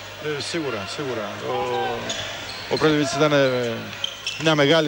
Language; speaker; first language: Greek; native; Greek